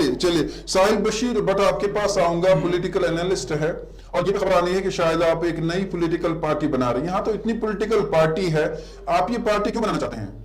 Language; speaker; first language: Urdu; non-native, local second language; Kashmiri